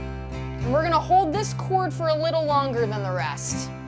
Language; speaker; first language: English; native; English